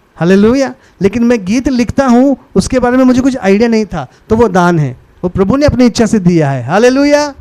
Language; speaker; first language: Hindi; non-native, local second language; Marathi